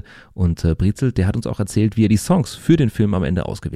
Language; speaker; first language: German; native; German